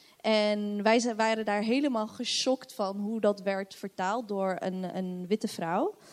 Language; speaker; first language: Dutch; native; Dutch